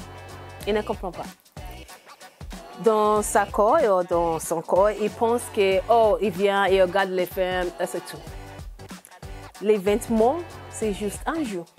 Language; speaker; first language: French; non-native, learner; English